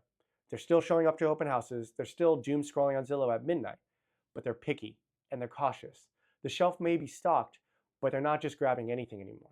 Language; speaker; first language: English; native; English